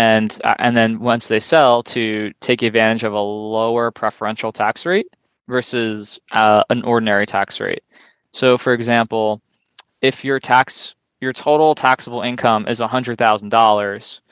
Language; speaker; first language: English; native; English